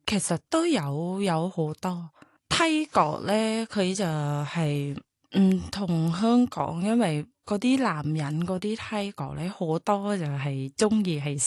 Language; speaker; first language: Cantonese; non-native, learner; Thai